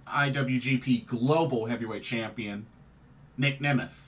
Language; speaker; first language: English; native; English